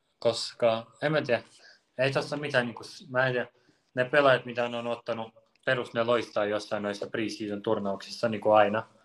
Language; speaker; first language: Finnish; early bilingual, other home language; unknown